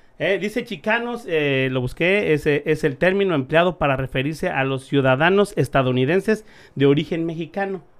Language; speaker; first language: Spanish; native; Spanish